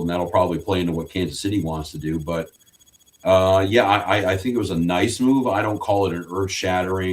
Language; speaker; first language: English; native; English